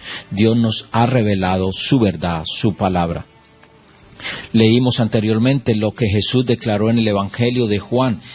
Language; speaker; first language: Spanish; native; Spanish